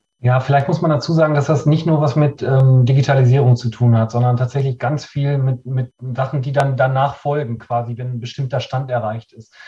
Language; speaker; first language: German; native; German